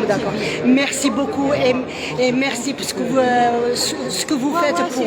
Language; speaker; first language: French; non-native, local second language; Arabic